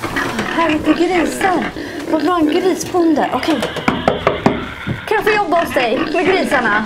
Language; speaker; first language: Swedish; native; Swedish